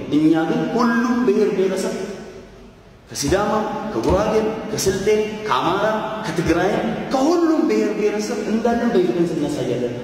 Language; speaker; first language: Amharic; non-native, local second language; Oromo